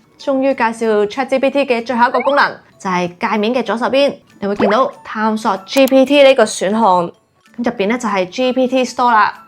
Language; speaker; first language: Cantonese; native; Cantonese